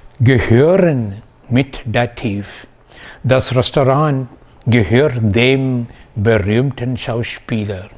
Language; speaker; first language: German; non-native, fluent; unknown